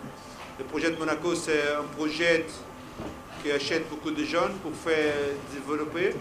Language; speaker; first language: French; non-native, fluent; Portuguese